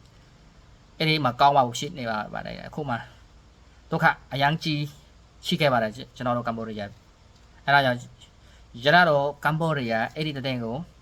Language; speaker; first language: Burmese; non-native, learner; Khmer